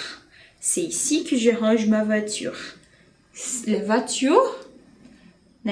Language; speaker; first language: French; non-native, fluent; Portuguese